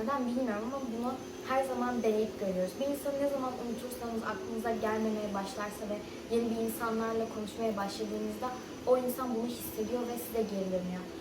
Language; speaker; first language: Turkish; early bilingual, other home language; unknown